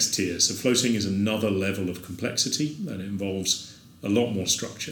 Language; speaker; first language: English; native; English